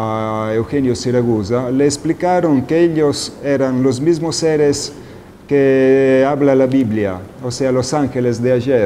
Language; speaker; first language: Spanish; non-native, fluent; Italian